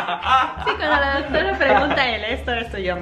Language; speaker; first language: Spanish; native; Spanish